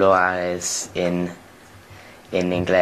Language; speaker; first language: Spanish; non-native, learner; English